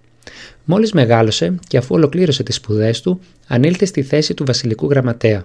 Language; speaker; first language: Greek; native; Greek